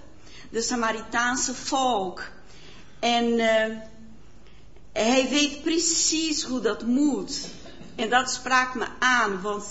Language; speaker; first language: Dutch; non-native, fluent; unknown